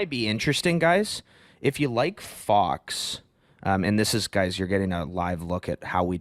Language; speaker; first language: English; native; English